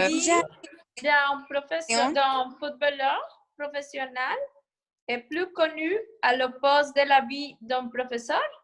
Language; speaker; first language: French; non-native, learner; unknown